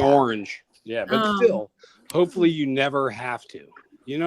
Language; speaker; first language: English; native; English